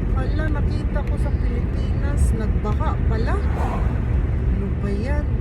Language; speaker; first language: Filipino; non-native, local second language; Cebuano